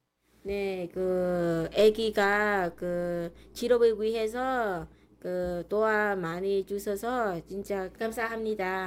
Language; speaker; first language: Korean; non-native, learner; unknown